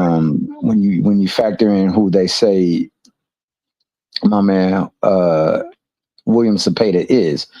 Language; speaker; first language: English; native; English